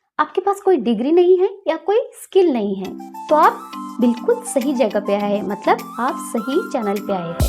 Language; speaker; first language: Hindi; non-native, local second language; Kannada